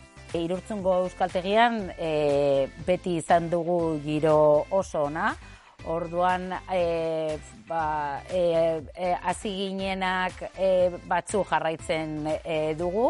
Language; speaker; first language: Basque; non-native, learner; Spanish